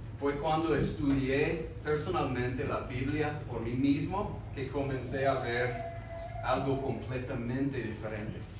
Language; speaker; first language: Spanish; non-native, fluent; English